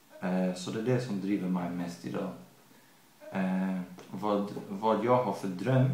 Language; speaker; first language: Swedish; early bilingual, other home language; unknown